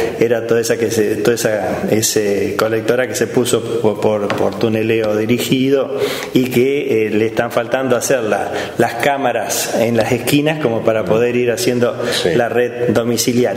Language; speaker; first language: Spanish; native; Spanish